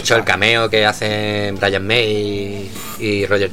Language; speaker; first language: Spanish; native; Spanish